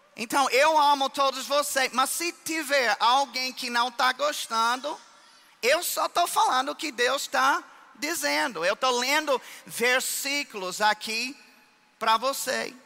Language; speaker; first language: Portuguese; non-native, fluent; English